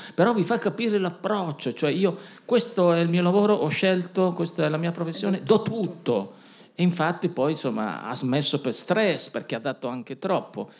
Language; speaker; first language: Italian; native; Italian